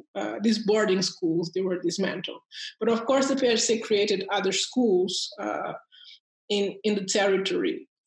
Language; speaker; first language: English; early bilingual, heritage; Portuguese